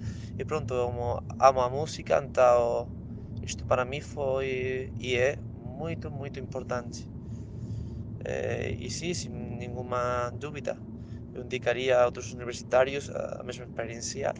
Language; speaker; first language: Portuguese; non-native, fluent; Spanish